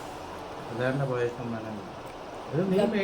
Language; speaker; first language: Malayalam; native; Malayalam